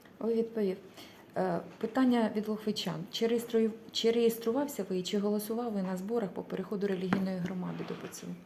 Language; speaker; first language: Ukrainian; native; Ukrainian